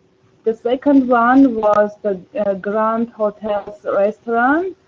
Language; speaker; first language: English; non-native, learner; Armenian